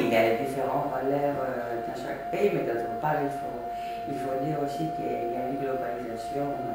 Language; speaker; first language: French; non-native, fluent; Greek